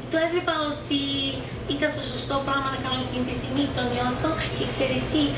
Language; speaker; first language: Greek; early bilingual, heritage; Greek